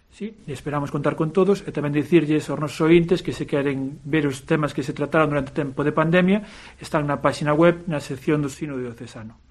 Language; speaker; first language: Galician; native; Galician